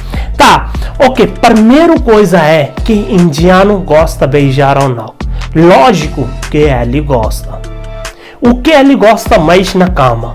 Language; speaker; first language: Portuguese; non-native, learner; Hindi